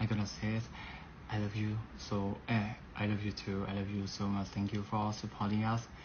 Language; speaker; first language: English; non-native, learner; Thai